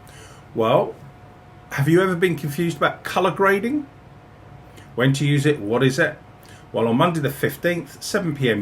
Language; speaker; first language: English; native; English